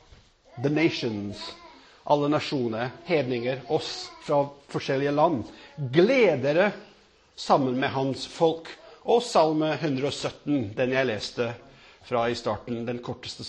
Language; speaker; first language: Norwegian; non-native, fluent; English